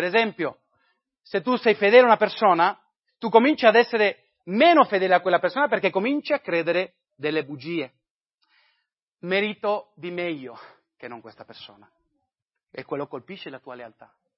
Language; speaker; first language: Italian; non-native, fluent; English